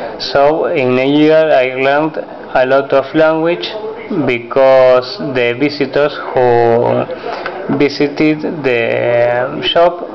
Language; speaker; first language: English; non-native, learner; Spanish